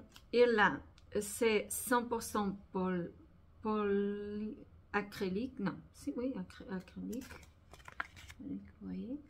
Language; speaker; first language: French; non-native, fluent; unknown